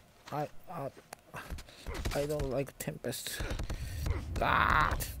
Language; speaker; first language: English; non-native, learner; Japanese